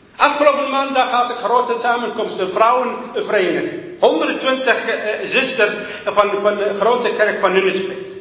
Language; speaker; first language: Dutch; non-native, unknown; Arabic